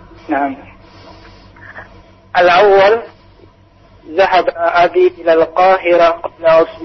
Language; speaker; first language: Arabic; non-native, learner; Indonesian